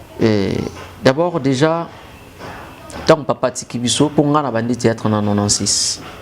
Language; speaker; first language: Lingala; native; Lingala